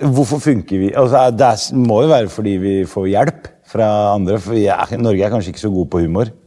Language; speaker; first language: Norwegian; early bilingual, other home language; Arabic